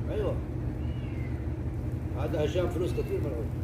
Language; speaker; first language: Arabic; non-native, learner; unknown